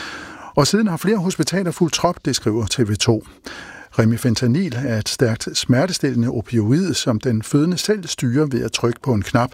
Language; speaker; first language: Danish; native; Danish